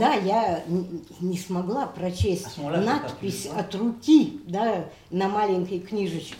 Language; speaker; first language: Russian; native; Russian